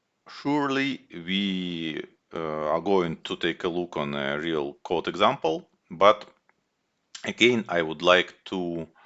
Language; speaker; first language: English; non-native, fluent; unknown